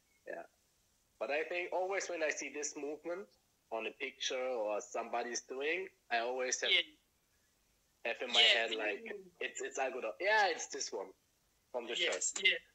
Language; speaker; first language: English; non-native, fluent; German